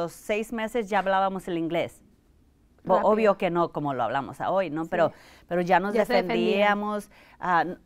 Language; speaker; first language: Spanish; early bilingual, heritage; Spanish